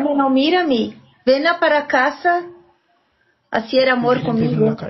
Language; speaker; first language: Spanish; non-native, learner; Portuguese